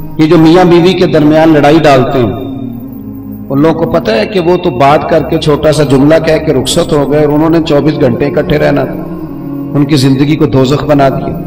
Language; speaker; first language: Urdu; non-native, local second language; Punjabi